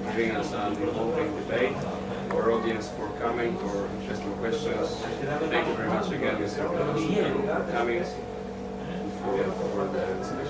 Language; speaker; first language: English; non-native, fluent; Polish